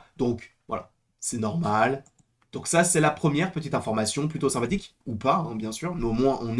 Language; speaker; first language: French; native; French